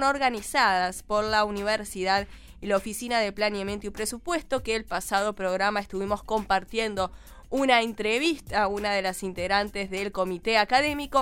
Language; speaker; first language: Spanish; native; Spanish